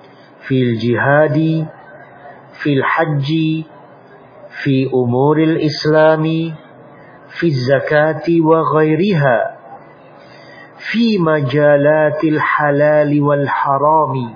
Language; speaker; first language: Arabic; non-native, fluent; Indonesian